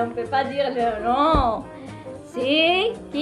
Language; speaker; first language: French; non-native, local second language; Arabic